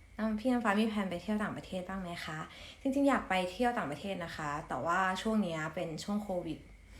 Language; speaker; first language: Thai; native; Thai